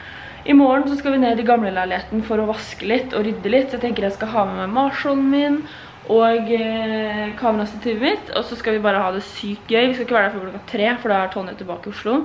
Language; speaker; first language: Norwegian; native; Norwegian